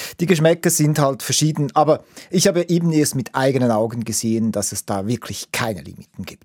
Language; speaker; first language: German; native; German